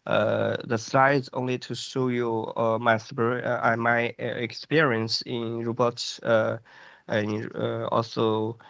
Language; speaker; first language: English; non-native, fluent; Chinese